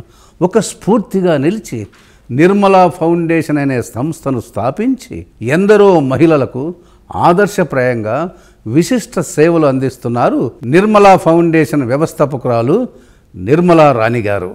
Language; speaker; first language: Telugu; native; Telugu